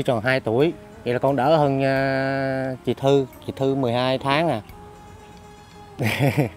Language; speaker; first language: Vietnamese; native; Vietnamese